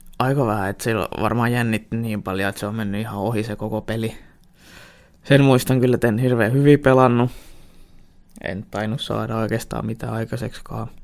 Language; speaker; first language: Finnish; native; Finnish